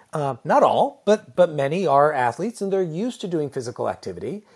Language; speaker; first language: English; native; English